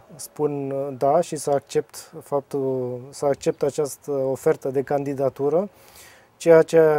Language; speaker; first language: Romanian; native; Romanian